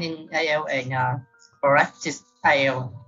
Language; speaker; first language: English; non-native, learner; Vietnamese